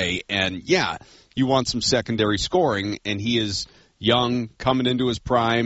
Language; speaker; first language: English; native; English